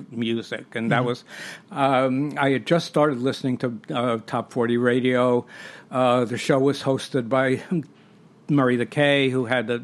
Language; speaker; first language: English; native; English